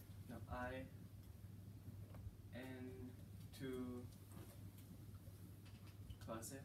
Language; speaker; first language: Spanish; non-native, learner; English